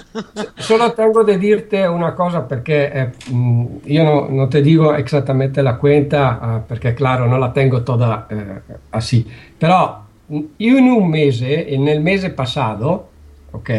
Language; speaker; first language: Spanish; non-native, learner; Italian